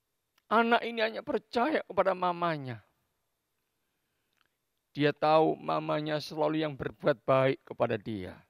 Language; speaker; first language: Indonesian; native; Indonesian